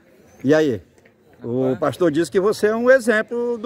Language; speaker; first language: Portuguese; native; Portuguese